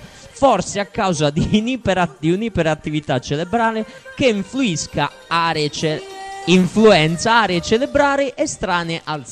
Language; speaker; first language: Italian; native; Italian